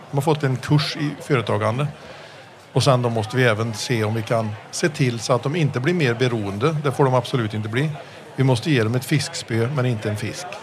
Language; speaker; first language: Swedish; early bilingual, heritage; Swedish